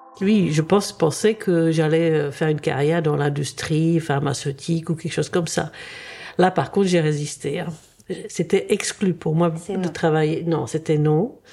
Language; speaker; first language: French; early bilingual, other home language; Czech